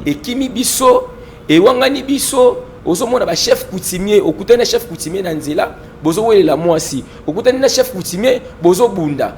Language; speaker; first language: Lingala; non-native, local second language; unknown